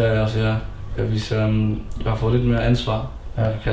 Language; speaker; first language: Danish; early bilingual, other home language; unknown